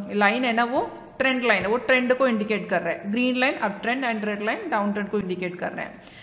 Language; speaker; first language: Hindi; non-native, local second language; Malayalam